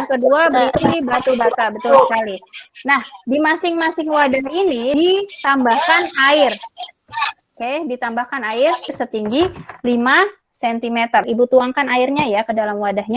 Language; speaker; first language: Indonesian; native; Indonesian